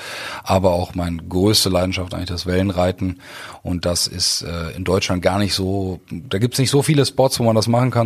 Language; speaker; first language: German; native; German